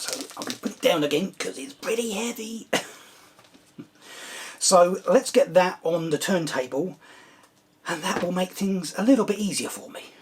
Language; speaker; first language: English; native; English